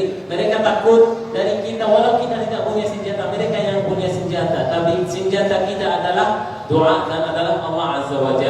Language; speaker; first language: Indonesian; non-native, learner; Arabic